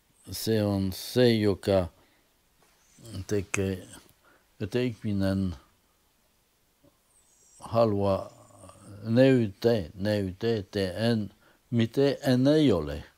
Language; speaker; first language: Finnish; non-native, fluent; French